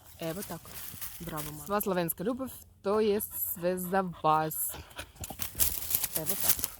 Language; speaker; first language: Bosnian; non-native, learner; Ukrainian